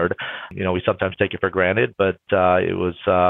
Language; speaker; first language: English; native; English